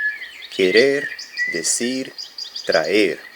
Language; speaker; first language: Spanish; non-native, fluent; Portuguese